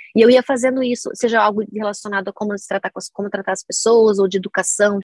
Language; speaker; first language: Portuguese; native; Portuguese